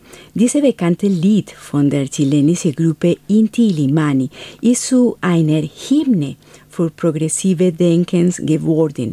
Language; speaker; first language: German; non-native, fluent; Spanish